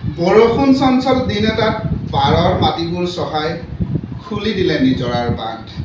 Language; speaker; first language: Assamese; non-native, local second language; Mising